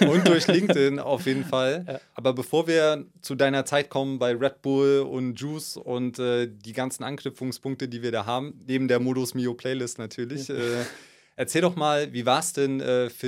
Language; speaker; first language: German; native; German